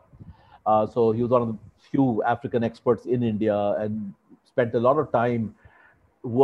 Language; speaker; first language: English; non-native, local second language; Hindi